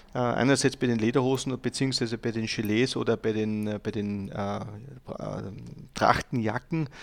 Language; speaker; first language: German; native; German